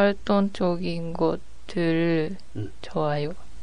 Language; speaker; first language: Korean; non-native, learner; Japanese